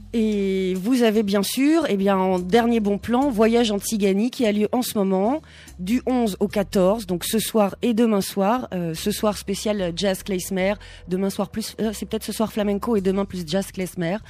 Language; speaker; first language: French; native; French